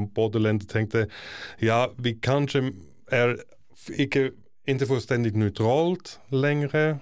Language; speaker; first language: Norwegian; non-native, fluent; German